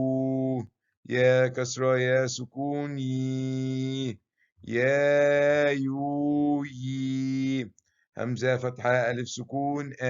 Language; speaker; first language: Arabic; non-native, fluent; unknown